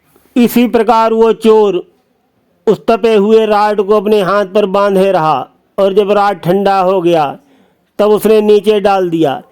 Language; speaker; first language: Hindi; native; Hindi